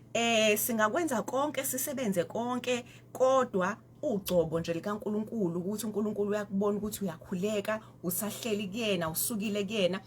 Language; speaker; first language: Zulu; native; Zulu